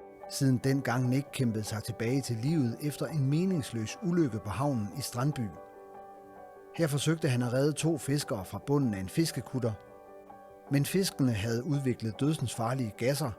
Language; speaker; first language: Danish; native; Danish